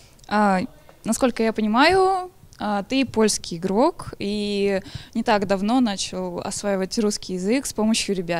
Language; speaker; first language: Russian; native; Russian